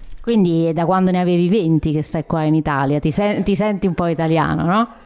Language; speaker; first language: Italian; native; Italian